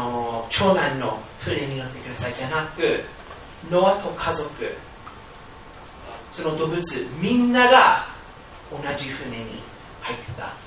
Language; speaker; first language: Japanese; non-native, fluent; English